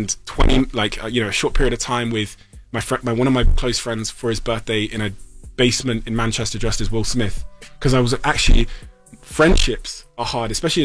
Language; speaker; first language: English; native; English